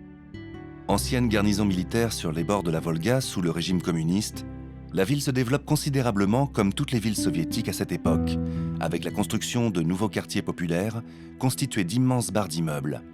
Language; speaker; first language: French; native; French